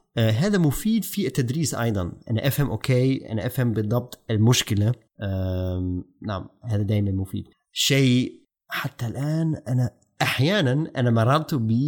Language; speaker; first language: Arabic; non-native, fluent; German